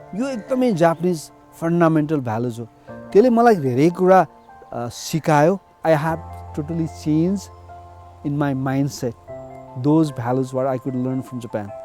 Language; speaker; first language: Nepali; native; Nepali